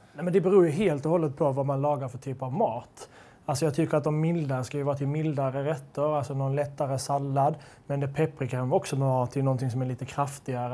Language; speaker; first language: Swedish; native; Swedish